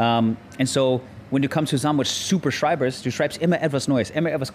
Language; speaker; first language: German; non-native, learner; English